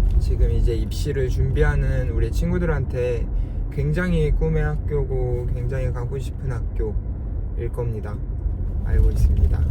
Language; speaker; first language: Korean; native; Korean